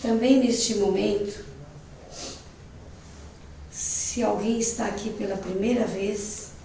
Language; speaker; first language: Portuguese; native; Portuguese